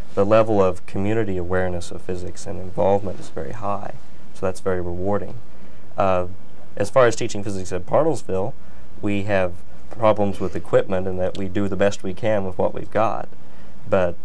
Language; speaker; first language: English; native; English